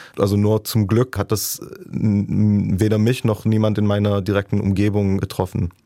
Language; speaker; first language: German; non-native, fluent; Hebrew